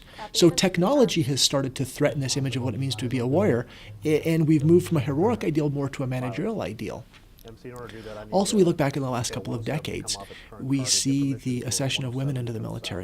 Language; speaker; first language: English; native; English